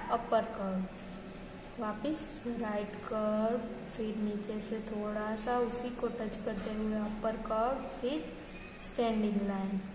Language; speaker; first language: Hindi; non-native, local second language; Gujarati